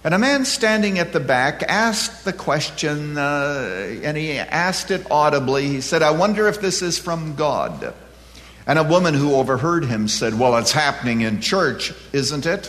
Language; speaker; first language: English; native; English